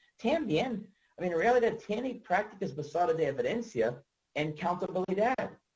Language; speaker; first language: Spanish; non-native, learner; English